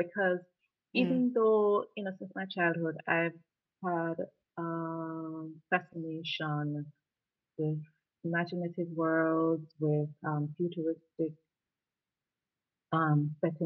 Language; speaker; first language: English; non-native, local second language; Jamaican Creole English